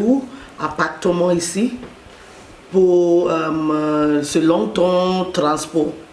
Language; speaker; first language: French; non-native, learner; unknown